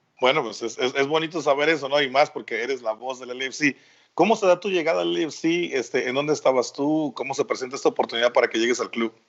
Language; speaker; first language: Spanish; native; Spanish